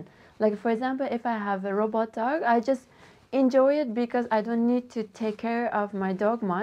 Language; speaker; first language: English; non-native, learner; Japanese